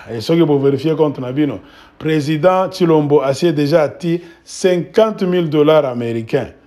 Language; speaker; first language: French; non-native, local second language; Swahili